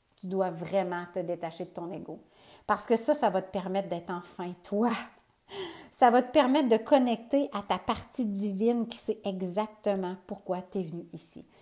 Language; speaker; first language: French; native; French